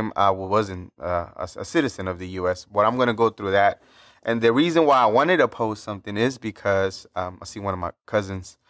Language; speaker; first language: English; early bilingual, other home language; Spanish